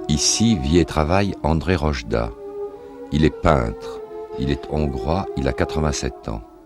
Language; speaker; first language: French; native; French